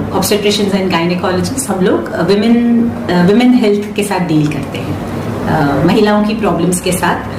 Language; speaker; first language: Hindi; native; Hindi